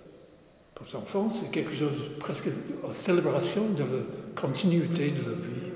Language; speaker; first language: French; non-native, fluent; English